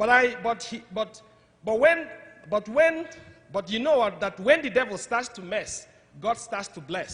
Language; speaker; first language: English; non-native, local second language; Igbo